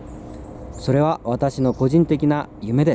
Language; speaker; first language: Japanese; non-native, fluent; Korean